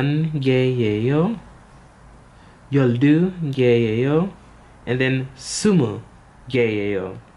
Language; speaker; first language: Korean; non-native, learner; English